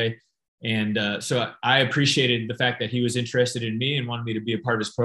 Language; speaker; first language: English; native; English